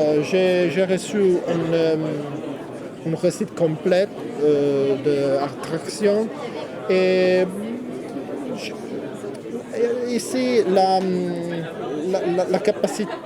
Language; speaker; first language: French; non-native, fluent; Italian